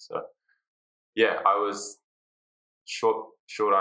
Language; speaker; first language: English; native; English